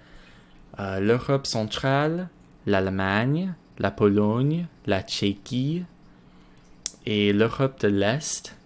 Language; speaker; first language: French; non-native, learner; English